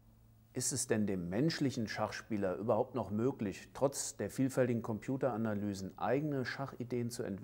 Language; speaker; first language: German; native; German